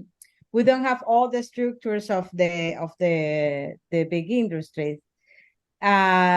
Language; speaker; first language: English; non-native, learner; Spanish